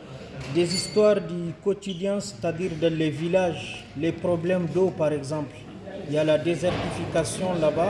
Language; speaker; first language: French; non-native, local second language; Tamasheq